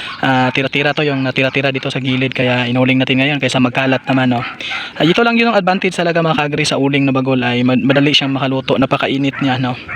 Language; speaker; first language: Filipino; non-native, local second language; Cebuano